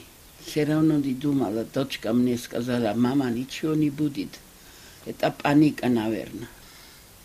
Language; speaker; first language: Russian; non-native, local second language; Georgian